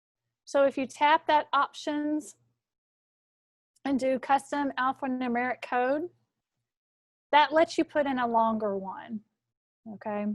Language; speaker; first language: English; native; English